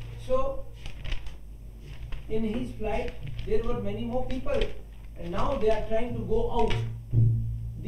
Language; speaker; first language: English; non-native, local second language; Hindi